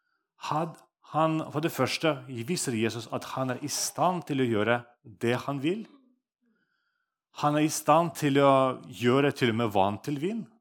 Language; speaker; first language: Norwegian; non-native, fluent; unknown